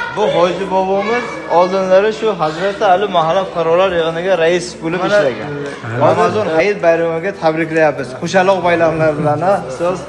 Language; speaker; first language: Uzbek; non-native, local second language; Tajik